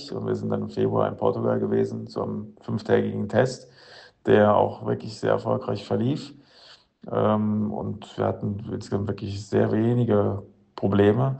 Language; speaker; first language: German; native; German